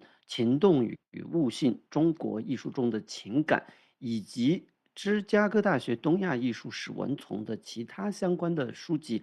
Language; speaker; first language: Chinese; native; Chinese